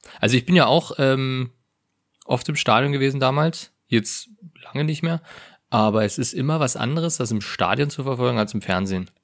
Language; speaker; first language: German; native; German